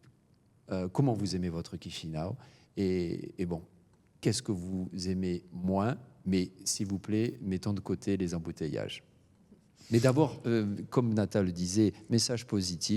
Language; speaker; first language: French; native; French